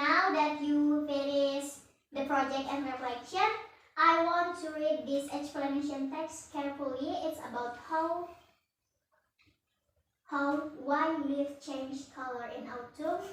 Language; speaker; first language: English; non-native, learner; Indonesian